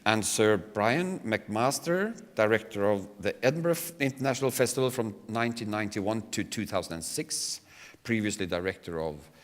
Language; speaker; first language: English; non-native, fluent; Norwegian